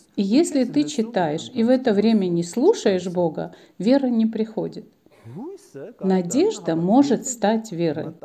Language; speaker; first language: Russian; non-native, local second language; Armenian